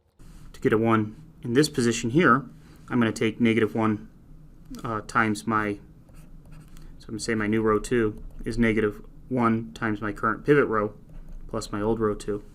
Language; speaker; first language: English; native; English